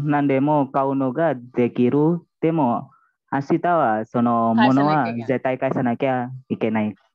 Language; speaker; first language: Japanese; non-native, learner; Indonesian